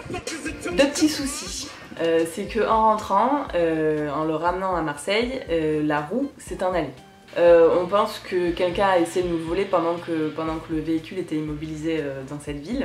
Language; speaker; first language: French; native; French